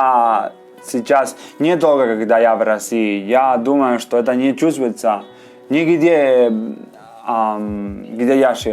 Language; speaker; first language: Russian; non-native, fluent; Spanish